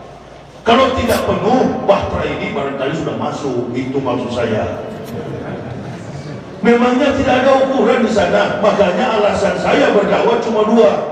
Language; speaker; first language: Indonesian; native; Indonesian